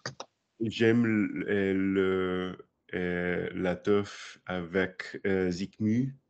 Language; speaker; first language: French; non-native, learner; English